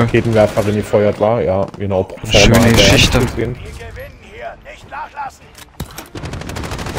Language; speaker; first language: German; native; German